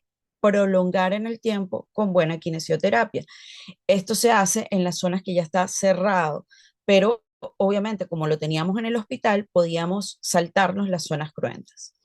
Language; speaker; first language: Spanish; native; Spanish